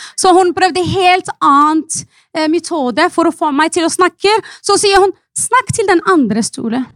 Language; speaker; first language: Norwegian; non-native, fluent; Arabic